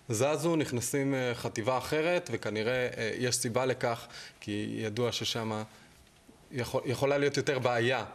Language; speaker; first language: Hebrew; native; Hebrew